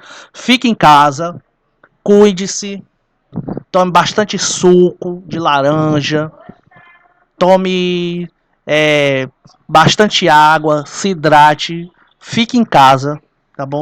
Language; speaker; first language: Portuguese; native; Portuguese